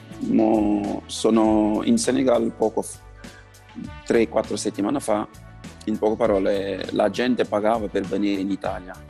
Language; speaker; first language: Italian; non-native, fluent; Wolof